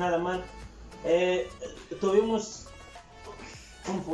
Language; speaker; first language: Spanish; non-native, fluent; Haitian Creole